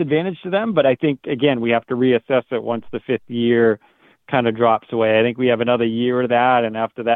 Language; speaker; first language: English; native; English